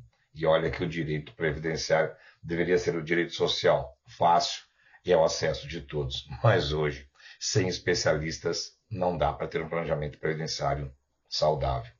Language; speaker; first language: Portuguese; native; Portuguese